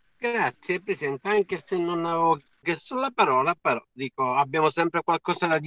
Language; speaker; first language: Italian; native; Italian